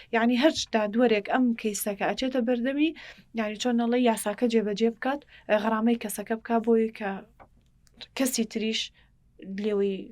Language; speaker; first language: Central Kurdish; native; Central Kurdish